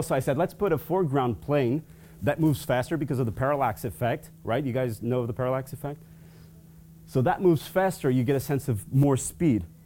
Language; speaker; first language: English; non-native, fluent; Portuguese